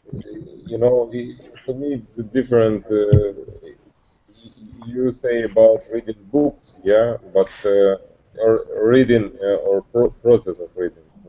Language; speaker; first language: English; non-native, learner; Russian